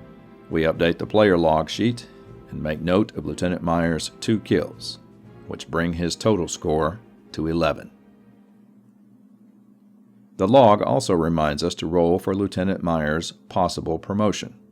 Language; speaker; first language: English; native; English